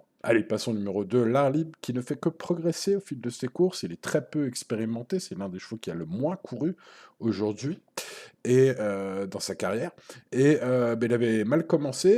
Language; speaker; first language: French; native; French